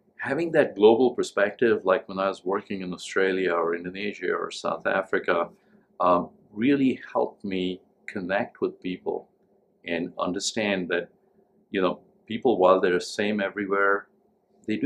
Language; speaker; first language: English; non-native, local second language; Hindi